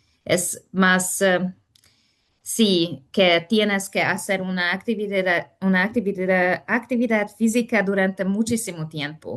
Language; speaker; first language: Spanish; non-native, fluent; Hungarian